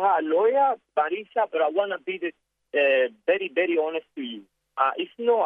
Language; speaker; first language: English; non-native, learner; Spanish